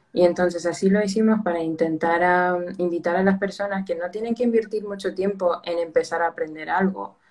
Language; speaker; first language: Spanish; early bilingual, heritage; Spanish